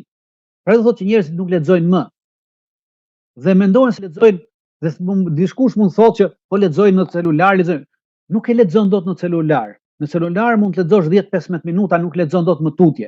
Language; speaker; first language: Albanian; native; Albanian